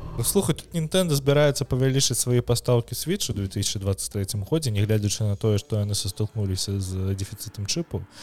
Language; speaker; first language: Belarusian; non-native, local second language; Russian